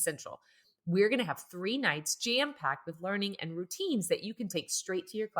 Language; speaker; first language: English; native; English